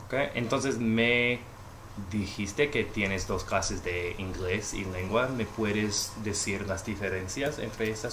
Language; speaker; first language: Spanish; non-native, learner; English